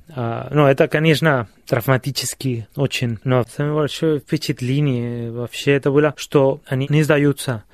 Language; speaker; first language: Russian; non-native, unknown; Spanish